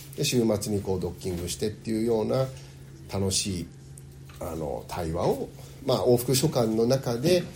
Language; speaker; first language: Japanese; early bilingual, heritage; Japanese